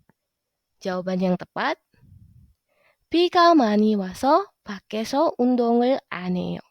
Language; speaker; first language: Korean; non-native, fluent; Indonesian